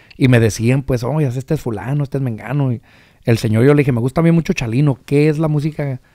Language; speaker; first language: Spanish; early bilingual, heritage; Spanish